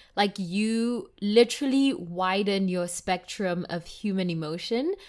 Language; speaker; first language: English; non-native, local second language; Tswana